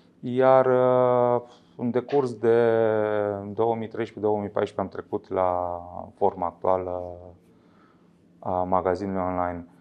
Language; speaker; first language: Romanian; native; Romanian